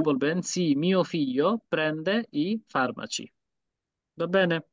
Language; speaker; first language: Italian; non-native, fluent; Bangla